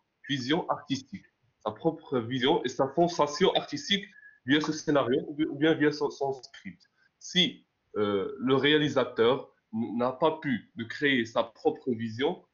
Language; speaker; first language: French; non-native, local second language; Arabic